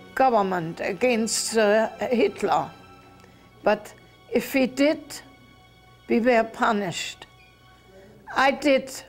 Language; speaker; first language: English; non-native, learner; German